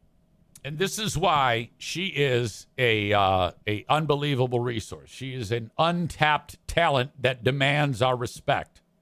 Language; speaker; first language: English; native; English